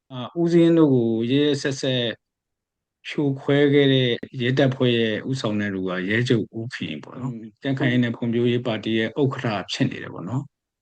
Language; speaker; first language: Burmese; native; Burmese